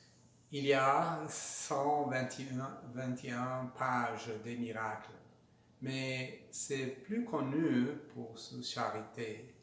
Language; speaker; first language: French; non-native, learner; Spanish